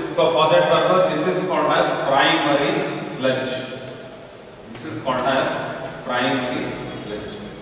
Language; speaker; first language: English; non-native, local second language; Kannada